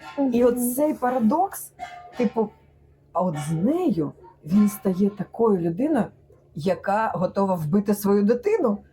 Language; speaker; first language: Ukrainian; non-native, local second language; Russian